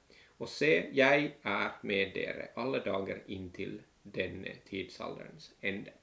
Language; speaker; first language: Norwegian; non-native, fluent; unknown